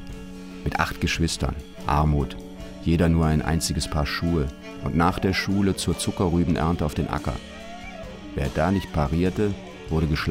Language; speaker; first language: German; native; German